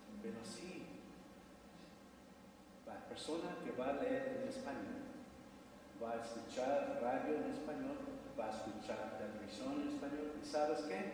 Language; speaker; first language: Spanish; non-native, learner; English